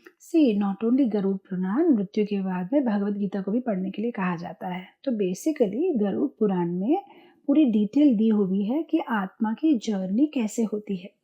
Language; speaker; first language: Hindi; non-native, local second language; Gujarati